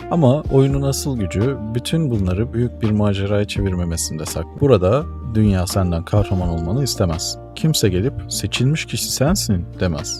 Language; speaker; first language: Turkish; native; Turkish